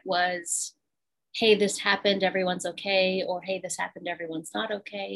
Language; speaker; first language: English; native; English